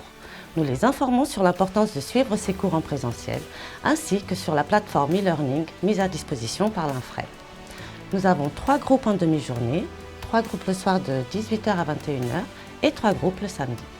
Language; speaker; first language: French; native; French